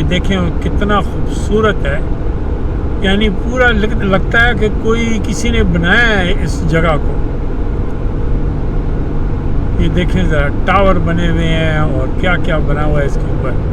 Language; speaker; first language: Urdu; non-native, local second language; Punjabi